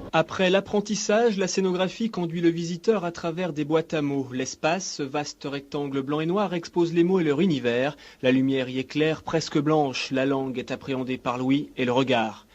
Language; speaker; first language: French; native; French